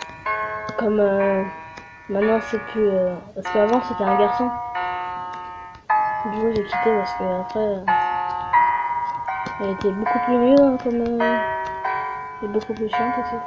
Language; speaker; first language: French; native; French